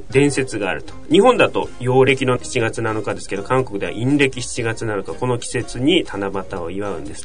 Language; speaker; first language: Japanese; native; Japanese